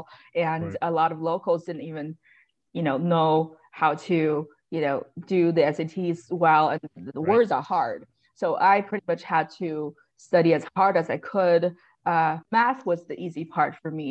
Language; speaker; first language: English; non-native, fluent; Chinese